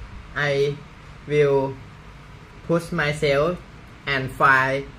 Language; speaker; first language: English; non-native, learner; Thai